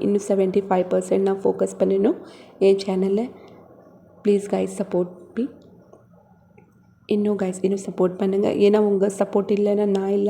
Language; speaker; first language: Tamil; non-native, local second language; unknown